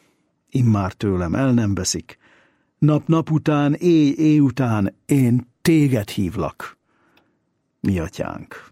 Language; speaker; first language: Hungarian; native; Hungarian